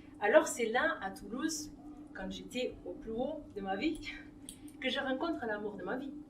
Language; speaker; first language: French; non-native, fluent; Portuguese